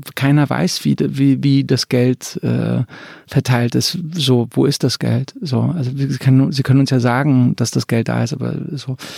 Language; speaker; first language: German; early bilingual, other home language; Croatian